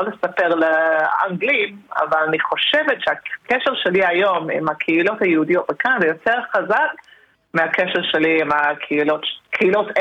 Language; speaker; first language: Hebrew; non-native, fluent; English